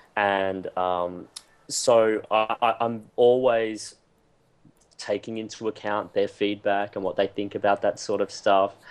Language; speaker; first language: English; native; English